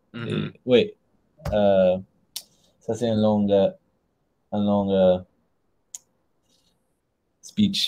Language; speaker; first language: French; non-native, learner; English